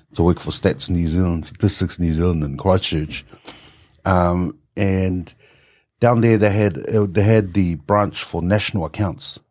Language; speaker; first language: English; native; English